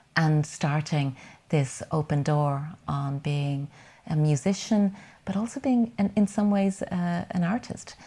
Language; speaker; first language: English; native; English